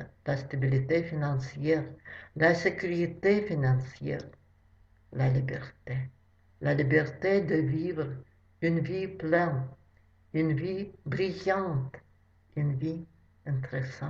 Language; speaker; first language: French; non-native, fluent; Russian